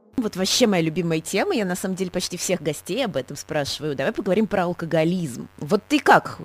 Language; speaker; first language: Russian; native; Russian